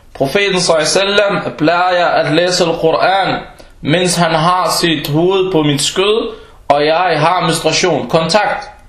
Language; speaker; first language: Danish; early bilingual, other home language; Arabic